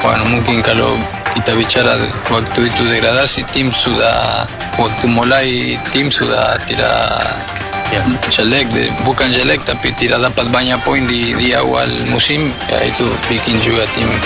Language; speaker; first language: Indonesian; non-native, fluent; Spanish